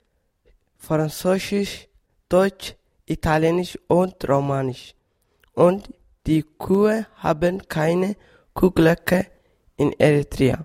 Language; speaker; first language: German; non-native, learner; Tigrinya